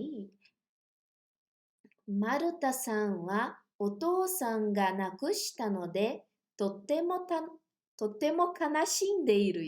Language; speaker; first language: Japanese; non-native, learner; Portuguese